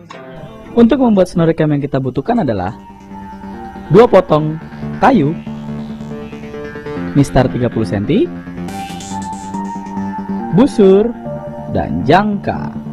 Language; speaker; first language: Indonesian; native; Indonesian